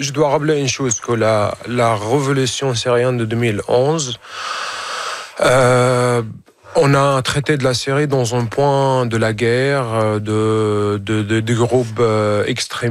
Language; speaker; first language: French; non-native, fluent; Arabic